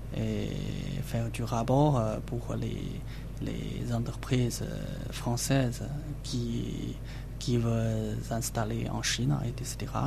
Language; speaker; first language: French; non-native, fluent; Chinese